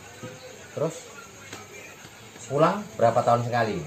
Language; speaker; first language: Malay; non-native, local second language; Javanese